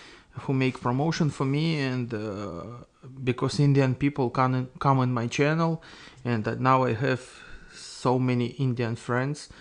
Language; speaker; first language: English; non-native, learner; Russian